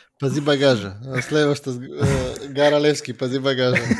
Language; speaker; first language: Bulgarian; native; Bulgarian